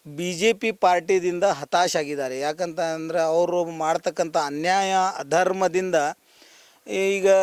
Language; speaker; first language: Kannada; native; Kannada